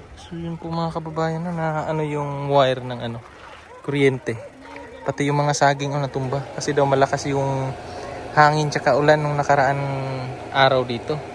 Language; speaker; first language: Filipino; non-native, local second language; Hiligaynon